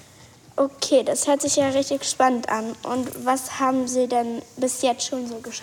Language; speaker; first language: German; native; German